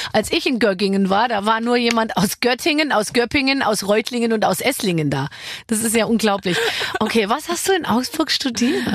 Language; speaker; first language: German; native; German